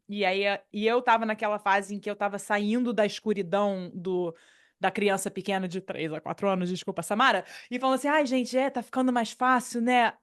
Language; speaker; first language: Portuguese; native; Portuguese